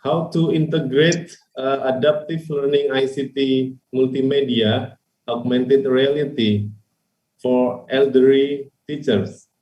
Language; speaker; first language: English; non-native, fluent; Indonesian